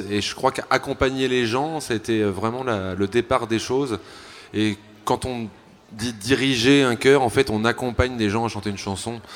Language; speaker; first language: French; native; French